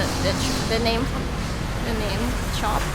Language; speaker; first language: English; non-native, learner; Thai